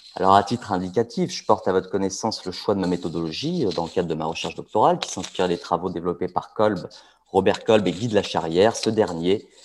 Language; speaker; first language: French; early bilingual, other home language; Arabic